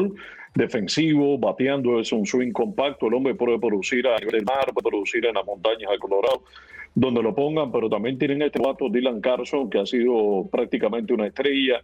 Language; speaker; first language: Spanish; native; Spanish